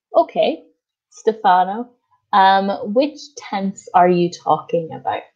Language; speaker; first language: English; native; English